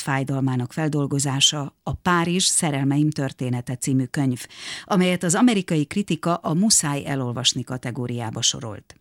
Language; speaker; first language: Hungarian; native; Hungarian